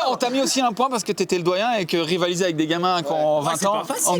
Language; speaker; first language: French; native; French